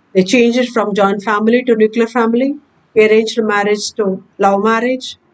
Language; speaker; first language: English; non-native, local second language; Kannada